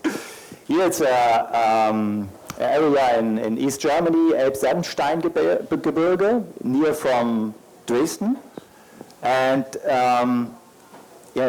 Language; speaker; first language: English; non-native, learner; German